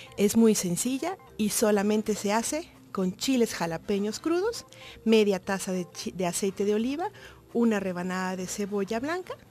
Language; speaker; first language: Spanish; native; Spanish